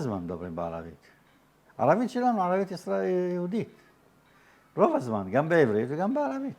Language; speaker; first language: Hebrew; early bilingual, other home language; Arabic